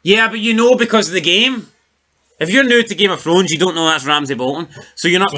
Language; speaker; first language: English; native; English